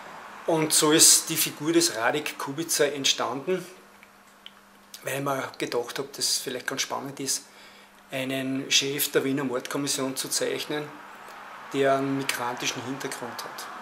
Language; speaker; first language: German; native; German